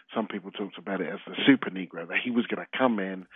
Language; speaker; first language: English; native; English